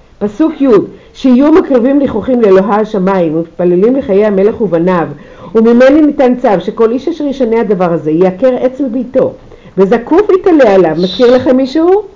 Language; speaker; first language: Hebrew; native; Hebrew